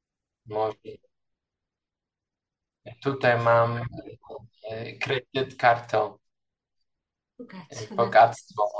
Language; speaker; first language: Polish; non-native, learner; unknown